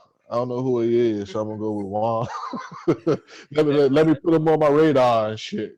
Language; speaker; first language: English; native; English